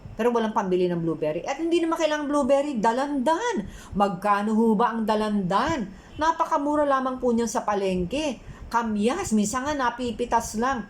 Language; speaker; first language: Filipino; native; Filipino